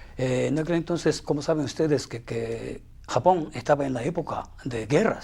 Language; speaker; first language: Spanish; non-native, fluent; Japanese